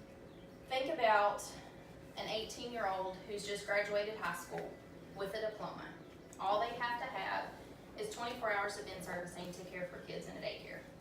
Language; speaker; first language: English; native; English